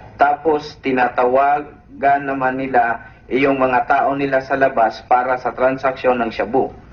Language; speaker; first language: Filipino; non-native, local second language; Cebuano